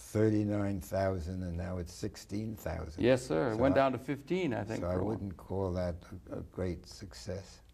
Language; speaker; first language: English; native; English